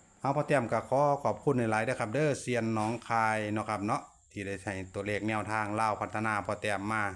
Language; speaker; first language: Thai; non-native, local second language; Northeastern Thai